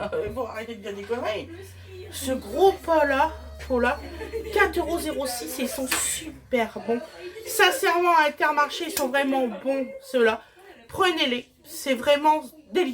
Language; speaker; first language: French; native; French